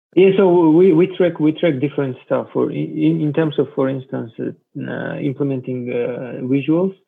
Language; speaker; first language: English; non-native, fluent; Georgian